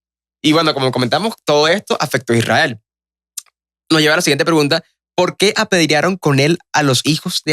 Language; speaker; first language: Spanish; native; Spanish